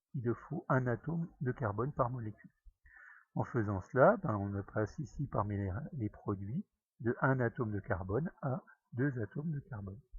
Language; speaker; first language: French; native; French